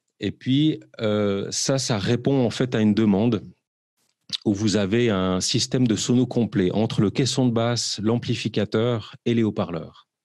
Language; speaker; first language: French; native; French